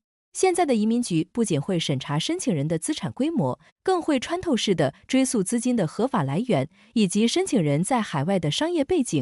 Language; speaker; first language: Chinese; native; Chinese